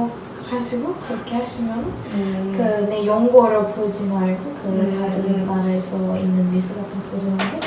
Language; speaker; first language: Korean; non-native, learner; Turkish